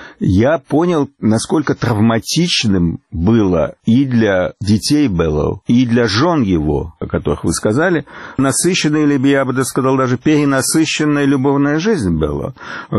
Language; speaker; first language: Russian; native; Russian